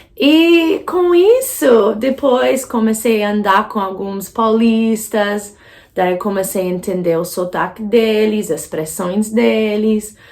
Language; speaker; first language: Portuguese; non-native, fluent; English